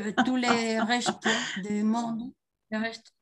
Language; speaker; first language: French; non-native, learner; Spanish